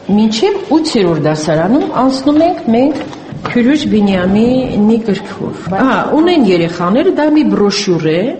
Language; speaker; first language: Armenian; non-native, local second language; Assyrian Neo-Aramaic